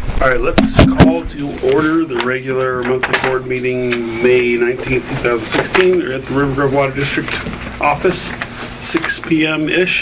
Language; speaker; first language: English; native; English